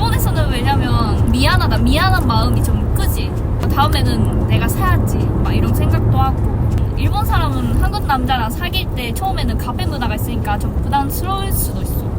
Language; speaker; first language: Korean; non-native, fluent; Japanese